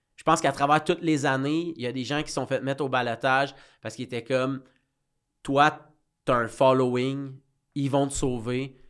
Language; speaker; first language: French; native; French